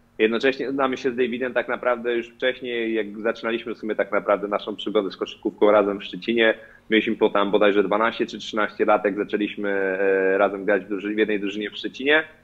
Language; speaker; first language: Polish; native; Polish